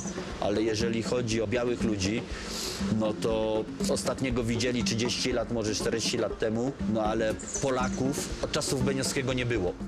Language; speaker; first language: Polish; native; Polish